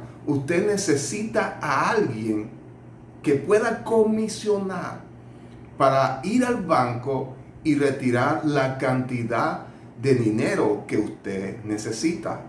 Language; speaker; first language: Spanish; native; Spanish